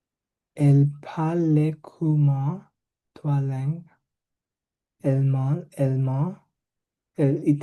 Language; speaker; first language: French; non-native, learner; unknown